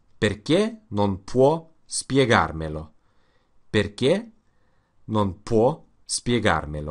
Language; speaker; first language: Italian; non-native, learner; Russian